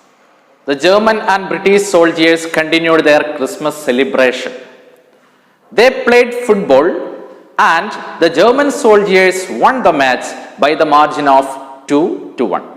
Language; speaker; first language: English; non-native, local second language; Malayalam